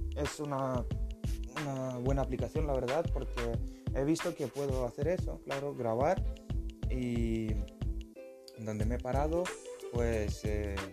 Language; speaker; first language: Spanish; non-native, fluent; Lithuanian